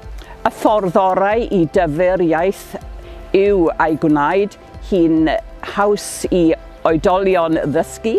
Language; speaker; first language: Welsh; non-native, local second language; English